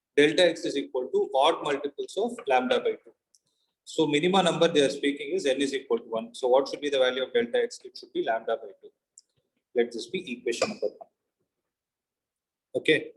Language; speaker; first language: English; non-native, local second language; Tamil